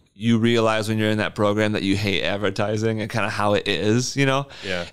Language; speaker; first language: English; native; English